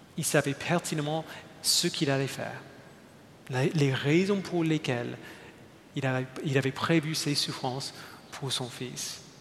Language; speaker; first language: French; non-native, fluent; English